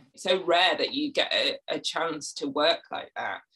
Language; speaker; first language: English; native; English